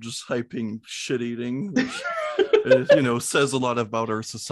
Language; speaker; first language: English; non-native, fluent; French